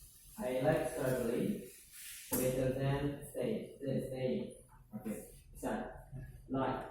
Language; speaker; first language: English; non-native, learner; Indonesian